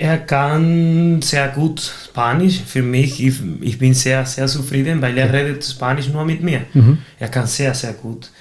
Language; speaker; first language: German; non-native, fluent; Spanish